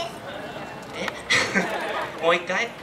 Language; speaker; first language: Japanese; non-native, fluent; Thai